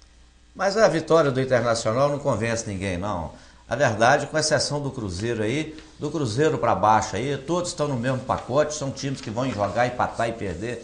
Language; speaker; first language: Portuguese; native; Portuguese